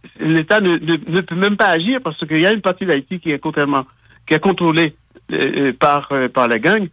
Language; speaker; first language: French; non-native, local second language; Haitian Creole